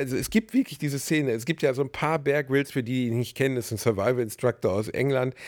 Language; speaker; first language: German; native; German